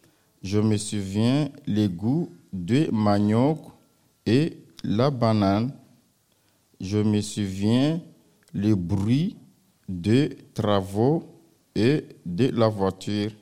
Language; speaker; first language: French; native; French